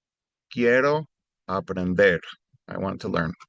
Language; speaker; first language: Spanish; non-native, fluent; English